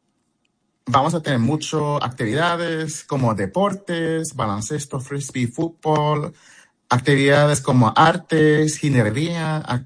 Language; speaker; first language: Spanish; early bilingual, heritage; Spanish